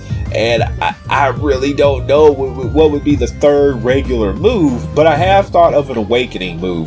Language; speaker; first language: English; native; English